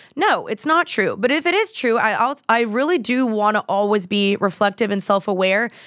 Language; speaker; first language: English; native; English